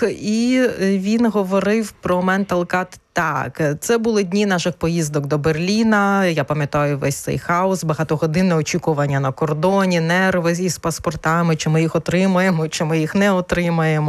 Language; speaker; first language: Ukrainian; native; Ukrainian